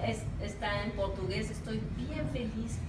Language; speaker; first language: Portuguese; non-native, learner; Spanish